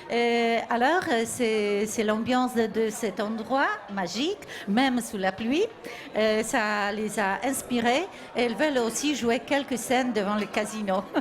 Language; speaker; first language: French; non-native, fluent; Polish